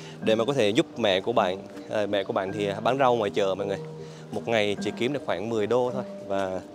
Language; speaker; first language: Vietnamese; native; Vietnamese